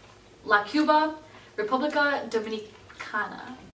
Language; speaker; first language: Spanish; non-native, learner; English